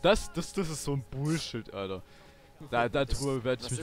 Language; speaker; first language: German; native; German